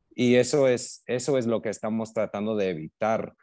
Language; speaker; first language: Spanish; non-native, fluent; English